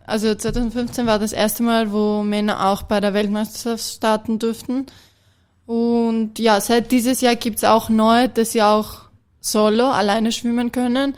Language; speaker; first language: German; non-native, fluent; Greek